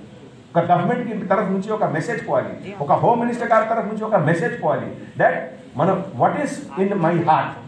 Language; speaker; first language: Telugu; non-native, fluent; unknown